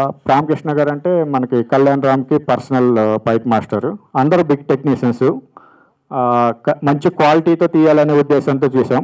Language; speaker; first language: Telugu; native; Telugu